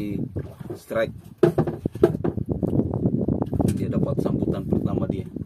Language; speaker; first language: Indonesian; native; Indonesian